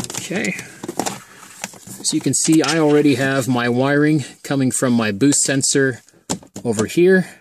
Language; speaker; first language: English; native; English